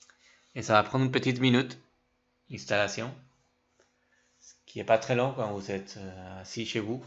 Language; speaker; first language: French; non-native, fluent; Spanish